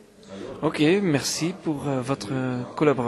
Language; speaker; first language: French; non-native, local second language; Dutch